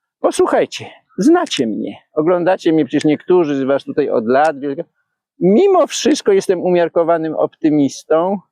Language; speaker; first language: Polish; native; Polish